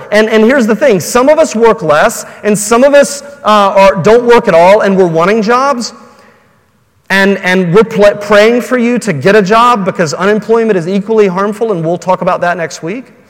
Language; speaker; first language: English; native; English